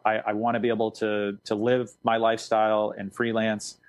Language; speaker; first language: English; native; English